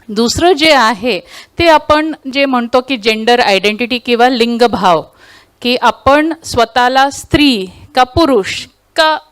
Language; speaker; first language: Marathi; non-native, local second language; Tulu